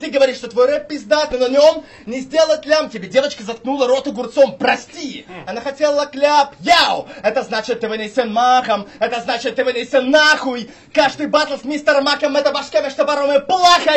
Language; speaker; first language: Russian; native; Russian